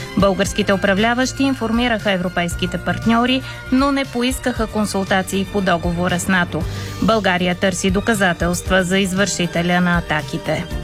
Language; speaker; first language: Bulgarian; native; Bulgarian